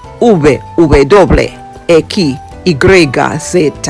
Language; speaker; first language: Spanish; non-native, learner; English